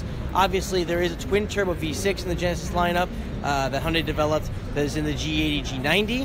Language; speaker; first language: English; native; English